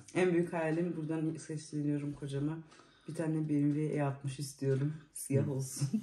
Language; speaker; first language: Turkish; early bilingual, heritage; Turkish